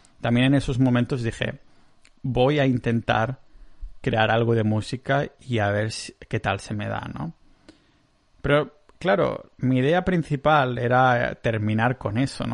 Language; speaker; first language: Spanish; non-native, local second language; Catalan